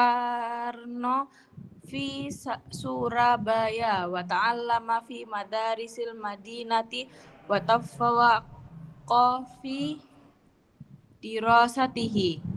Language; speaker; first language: Arabic; non-native, learner; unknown